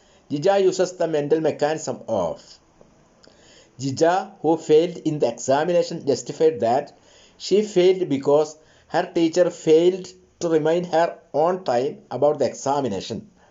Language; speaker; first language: English; non-native, local second language; Malayalam